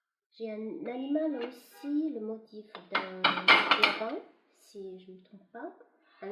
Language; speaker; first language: French; non-native, fluent; Chinese